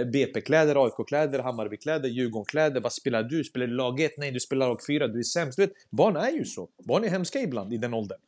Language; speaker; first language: Swedish; early bilingual, other home language; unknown